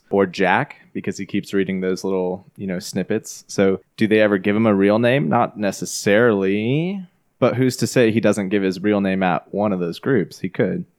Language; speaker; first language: English; native; English